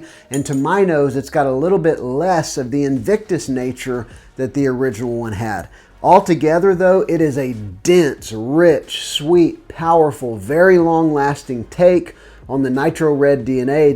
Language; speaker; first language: English; native; English